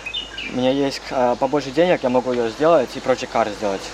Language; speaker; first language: Russian; early bilingual, heritage; Russian